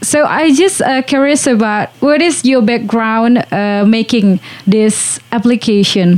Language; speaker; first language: English; non-native, learner; Indonesian